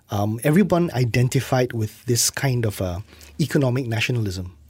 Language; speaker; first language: English; non-native, local second language; Malay